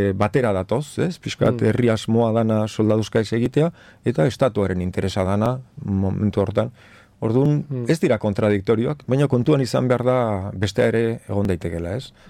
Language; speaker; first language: Basque; non-native, local second language; Spanish